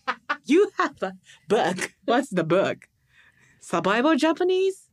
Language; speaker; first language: English; non-native, learner; Japanese